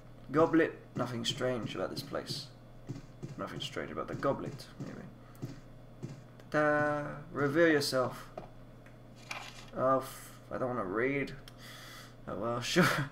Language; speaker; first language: English; native; English